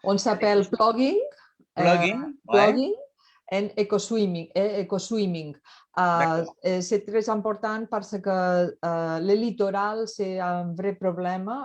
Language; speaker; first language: French; non-native, learner; Catalan